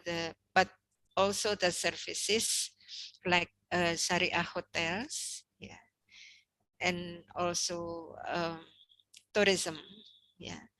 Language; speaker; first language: English; non-native, learner; Indonesian